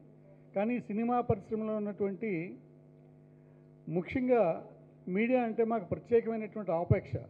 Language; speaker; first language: Telugu; native; Telugu